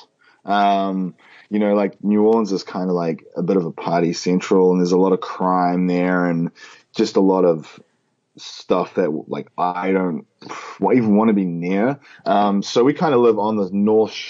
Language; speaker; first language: English; native; English